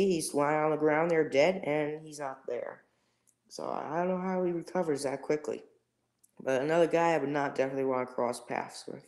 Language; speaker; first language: English; native; English